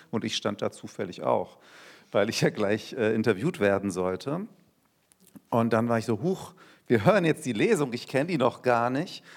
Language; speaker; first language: German; early bilingual, other home language; Turkish